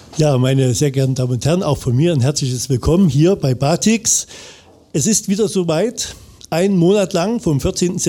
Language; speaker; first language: German; native; German